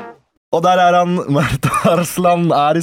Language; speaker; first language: Norwegian; native; Norwegian